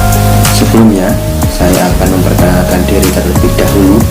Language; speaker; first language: Indonesian; native; Indonesian